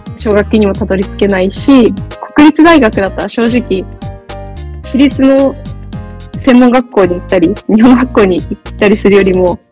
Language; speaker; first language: Japanese; native; Japanese